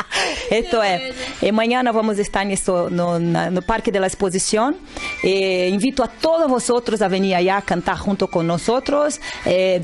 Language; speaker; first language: Spanish; non-native, learner; Portuguese